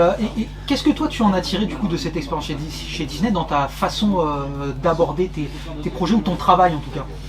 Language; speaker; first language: French; native; French